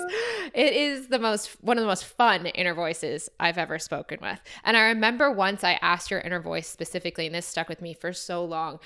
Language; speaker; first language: English; native; English